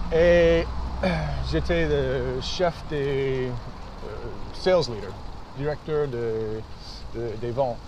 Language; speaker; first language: French; early bilingual, heritage; English